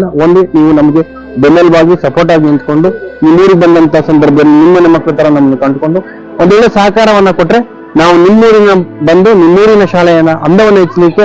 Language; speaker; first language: Kannada; native; Kannada